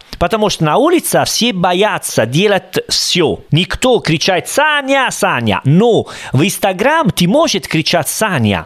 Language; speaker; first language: Russian; non-native, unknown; Italian